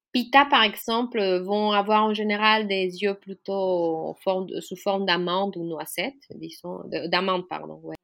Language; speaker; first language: French; non-native, fluent; Spanish